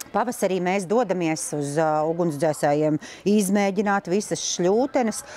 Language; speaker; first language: Latvian; native; Latvian